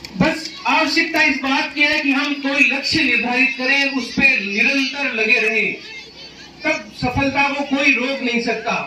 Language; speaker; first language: Hindi; native; Hindi